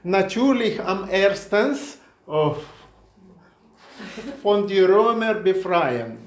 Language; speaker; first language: German; non-native, learner; Russian